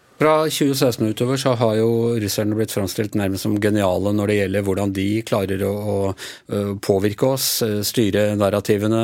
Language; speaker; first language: Norwegian; native; Norwegian